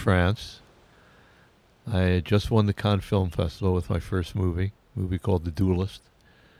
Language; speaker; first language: English; native; English